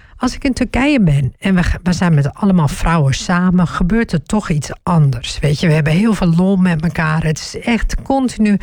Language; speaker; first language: Dutch; early bilingual, other home language; Turkish